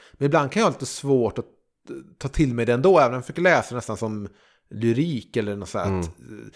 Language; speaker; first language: Swedish; native; Swedish